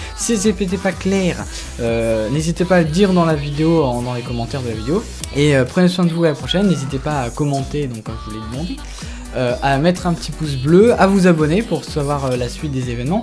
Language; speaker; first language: French; native; French